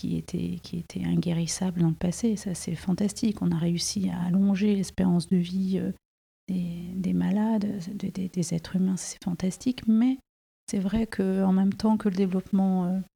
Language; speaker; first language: French; native; French